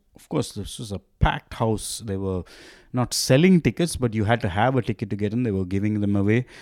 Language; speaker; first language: English; non-native, local second language; Tamil